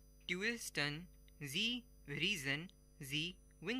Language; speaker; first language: German; non-native, learner; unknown